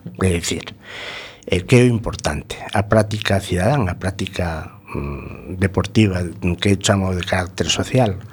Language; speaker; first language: Galician; non-native, local second language; Spanish